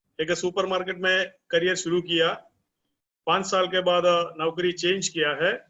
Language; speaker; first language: Hindi; non-native, local second language; Gujarati